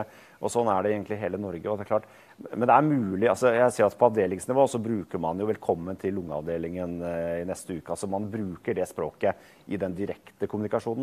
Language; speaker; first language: Norwegian; native; Norwegian